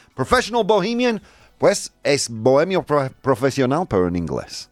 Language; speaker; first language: Spanish; non-native, fluent; English